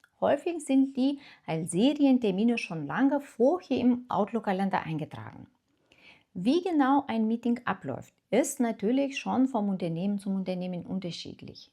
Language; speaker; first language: German; non-native, fluent; Lithuanian